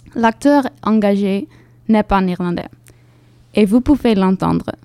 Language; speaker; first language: French; non-native, fluent; Dutch